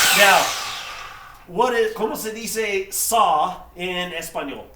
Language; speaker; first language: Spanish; non-native, fluent; English